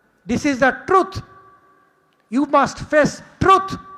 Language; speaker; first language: English; non-native, local second language; Bangla